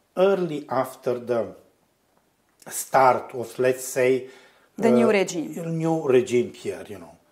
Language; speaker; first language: English; non-native, fluent; Romanian